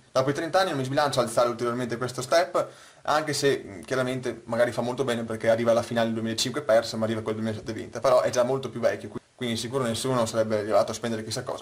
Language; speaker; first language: Italian; native; Italian